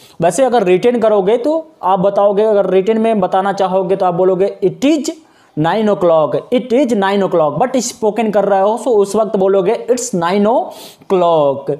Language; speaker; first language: Hindi; native; Hindi